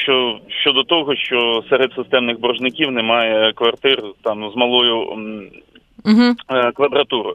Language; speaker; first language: Ukrainian; native; Ukrainian